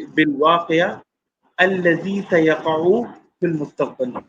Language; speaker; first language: Arabic; non-native, fluent; Urdu